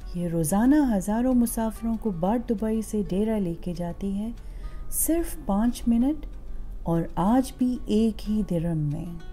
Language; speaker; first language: Urdu; native; Urdu